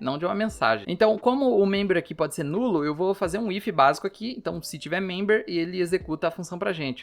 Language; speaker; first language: Portuguese; native; Portuguese